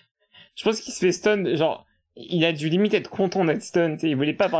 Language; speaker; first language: French; native; French